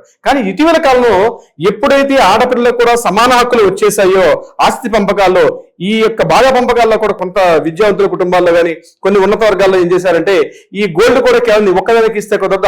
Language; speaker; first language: Telugu; native; Telugu